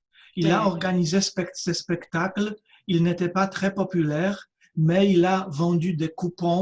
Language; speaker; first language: French; non-native, fluent; Polish